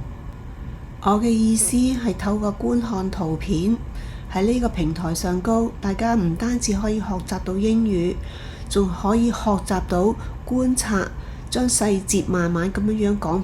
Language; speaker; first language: Cantonese; native; Cantonese